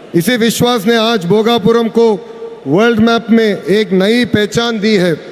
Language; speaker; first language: Hindi; non-native, local second language; Telugu